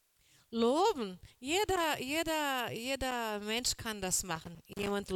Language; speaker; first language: German; non-native, learner; Portuguese